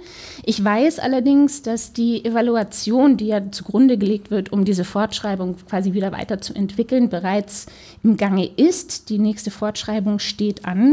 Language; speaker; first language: German; native; German